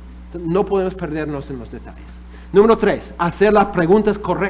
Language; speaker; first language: Spanish; non-native, fluent; English